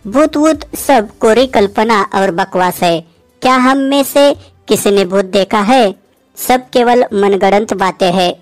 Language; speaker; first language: Hindi; non-native, local second language; Marathi